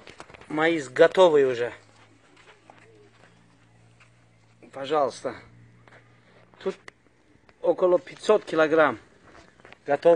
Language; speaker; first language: Russian; non-native, learner; Uzbek